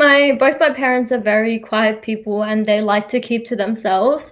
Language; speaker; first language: English; early bilingual, other home language; Nepali